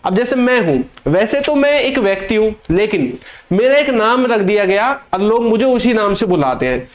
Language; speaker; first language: Hindi; native; Hindi